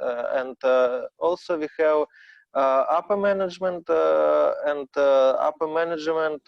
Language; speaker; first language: English; non-native, learner; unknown